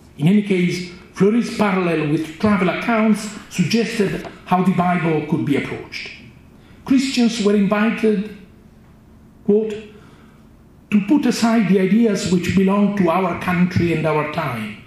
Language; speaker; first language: English; non-native, fluent; Italian